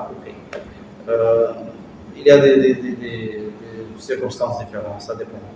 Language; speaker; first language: French; non-native, fluent; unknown